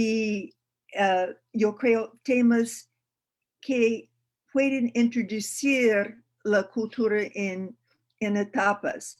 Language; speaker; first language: Spanish; non-native, learner; English